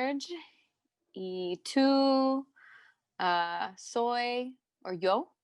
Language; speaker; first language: Spanish; non-native, learner; English